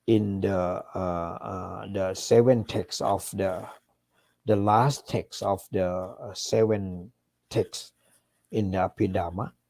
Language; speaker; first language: English; non-native, fluent; Thai